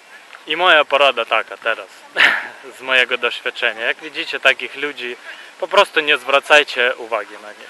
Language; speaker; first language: Polish; non-native, fluent; Russian